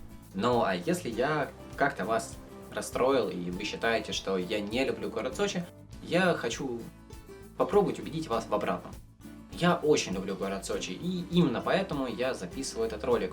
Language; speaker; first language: Russian; native; Russian